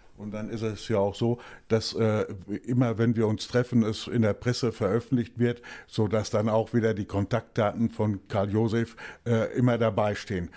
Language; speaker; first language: German; native; German